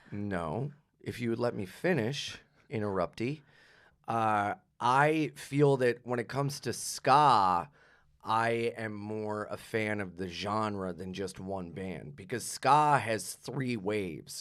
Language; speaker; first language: English; native; English